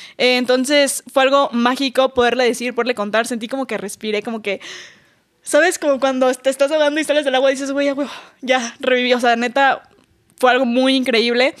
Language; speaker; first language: Spanish; native; Spanish